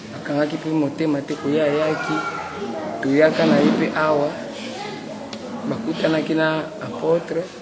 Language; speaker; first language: Lingala; non-native, local second language; Kongo